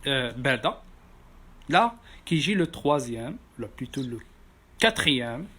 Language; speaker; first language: French; non-native, local second language; Arabic